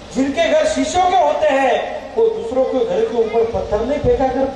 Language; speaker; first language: Hindi; non-native, local second language; Marathi